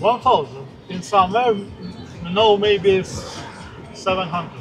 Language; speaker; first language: English; non-native, learner; Albanian